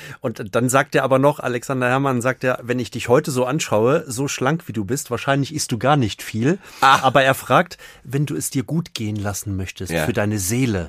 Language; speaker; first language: German; native; German